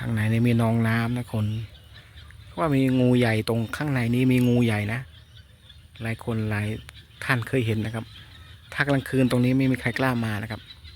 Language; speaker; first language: Thai; native; Thai